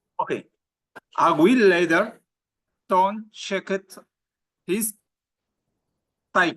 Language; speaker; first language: English; non-native, learner; Spanish